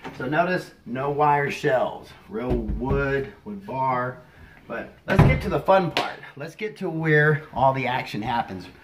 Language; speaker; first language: English; native; English